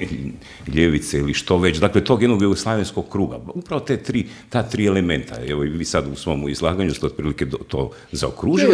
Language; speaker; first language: Croatian; native; Croatian